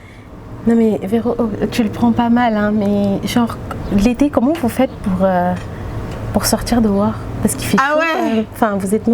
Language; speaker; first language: French; native; French